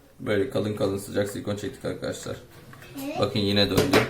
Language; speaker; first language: Turkish; native; Turkish